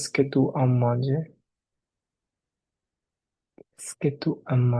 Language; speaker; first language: French; non-native, learner; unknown